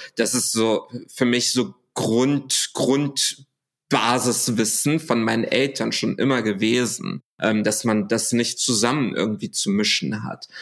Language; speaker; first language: German; early bilingual, other home language; Arabic